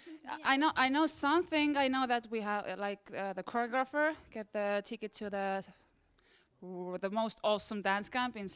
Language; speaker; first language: English; non-native, fluent; Estonian